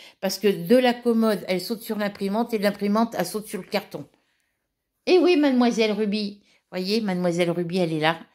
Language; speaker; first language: French; native; French